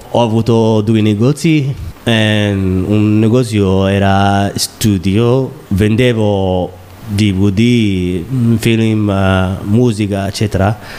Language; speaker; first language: Italian; non-native, learner; Somali